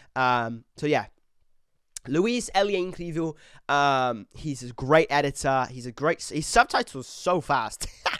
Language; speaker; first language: English; native; English